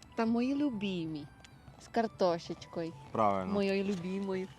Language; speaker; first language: Ukrainian; non-native, learner; Czech